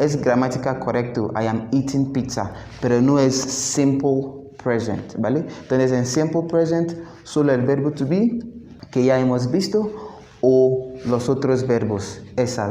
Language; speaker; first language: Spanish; non-native, fluent; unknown